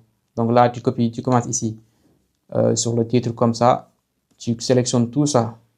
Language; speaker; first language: French; non-native, local second language; Wolof